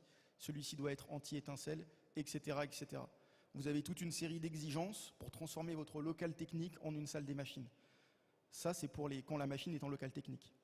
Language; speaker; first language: French; native; French